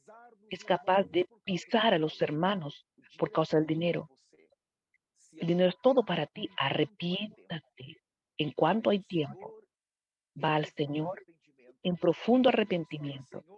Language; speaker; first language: Spanish; non-native, fluent; Portuguese